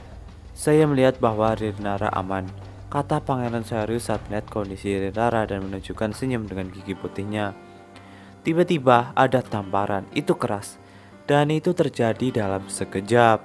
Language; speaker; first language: Indonesian; native; Indonesian